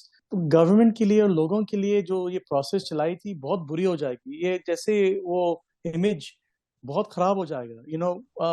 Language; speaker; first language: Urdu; early bilingual, heritage; English